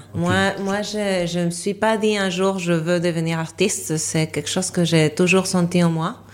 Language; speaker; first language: French; non-native, fluent; Spanish